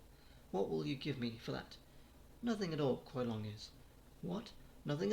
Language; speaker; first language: English; native; English